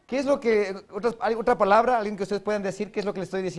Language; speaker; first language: Spanish; native; Spanish